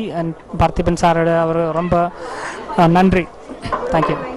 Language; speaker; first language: Tamil; non-native, learner; Malayalam